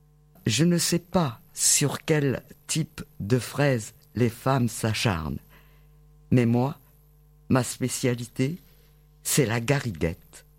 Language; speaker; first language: French; native; French